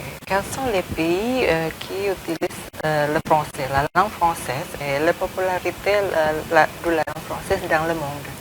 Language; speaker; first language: French; non-native, fluent; Indonesian